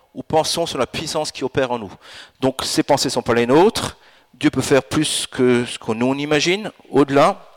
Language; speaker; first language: French; early bilingual, other home language; Italian